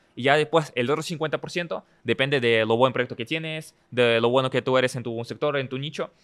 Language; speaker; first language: Spanish; early bilingual, other home language; Russian